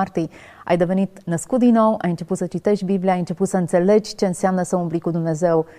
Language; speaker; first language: Romanian; native; Romanian